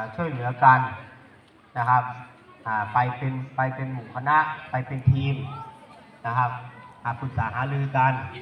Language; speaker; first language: Thai; native; Thai